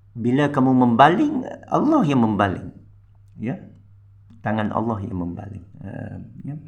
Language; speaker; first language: Malay; non-native, local second language; Min Nan Chinese